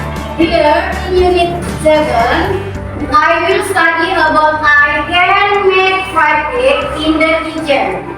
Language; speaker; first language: English; non-native, learner; Indonesian